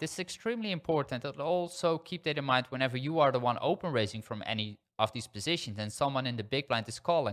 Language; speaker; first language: English; non-native, fluent; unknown